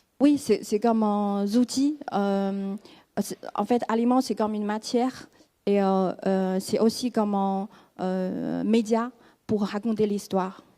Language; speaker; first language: French; non-native, fluent; Chinese